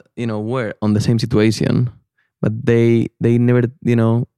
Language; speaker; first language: English; non-native, fluent; Spanish